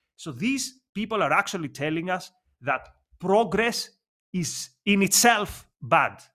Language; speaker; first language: English; non-native, fluent; Greek